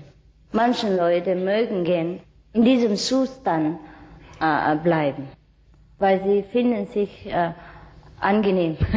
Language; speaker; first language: German; non-native, learner; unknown